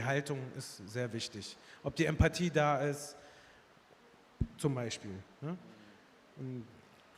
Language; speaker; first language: German; early bilingual, other home language; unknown